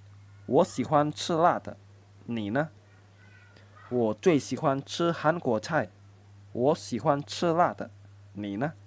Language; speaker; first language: Chinese; non-native, fluent; Indonesian